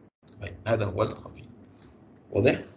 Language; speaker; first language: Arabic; non-native, fluent; Malay